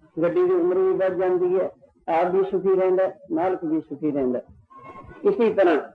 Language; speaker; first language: Hindi; non-native, local second language; Punjabi